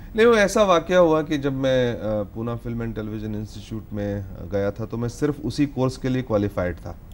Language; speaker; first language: Hindi; native; Hindi